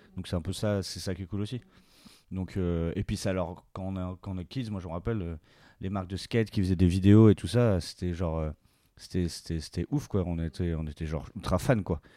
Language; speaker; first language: French; native; French